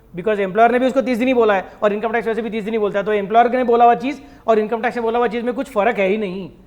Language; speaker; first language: Hindi; non-native, local second language; Marathi